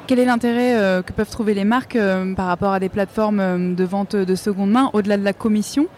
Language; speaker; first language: French; native; French